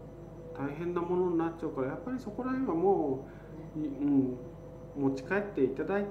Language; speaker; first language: Japanese; native; Japanese